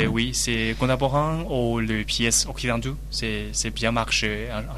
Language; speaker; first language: French; non-native, learner; Chinese